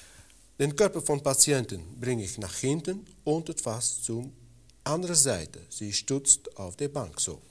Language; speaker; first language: German; non-native, fluent; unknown